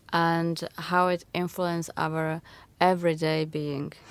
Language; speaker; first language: English; non-native, fluent; Slovak